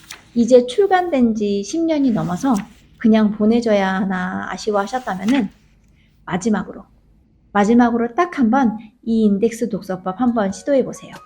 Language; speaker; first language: Korean; native; Korean